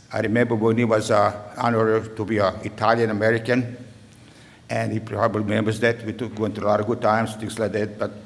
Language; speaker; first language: English; non-native, learner; Serbian